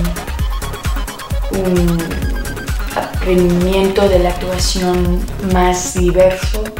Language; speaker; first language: Spanish; non-native, fluent; English